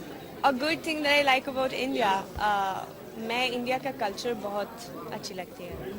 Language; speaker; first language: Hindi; non-native, learner; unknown